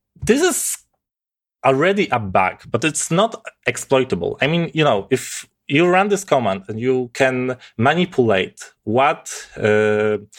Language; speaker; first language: English; non-native, fluent; Polish